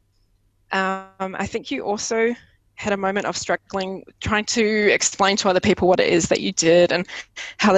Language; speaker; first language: English; native; English